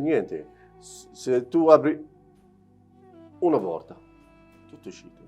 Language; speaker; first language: Italian; non-native, learner; Arabic